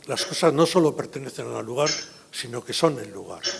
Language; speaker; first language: Spanish; non-native, local second language; Basque